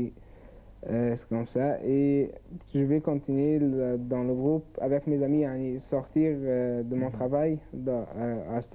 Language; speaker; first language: French; non-native, learner; Arabic